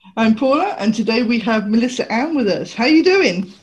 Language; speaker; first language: English; native; English